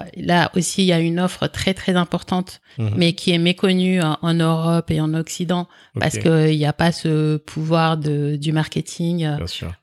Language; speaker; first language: French; native; French